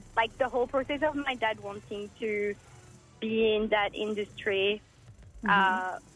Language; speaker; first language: English; early bilingual, heritage; French